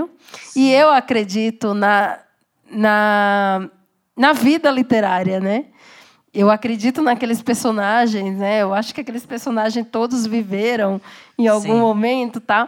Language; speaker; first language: Portuguese; native; Portuguese